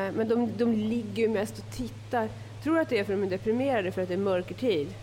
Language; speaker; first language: Swedish; native; Swedish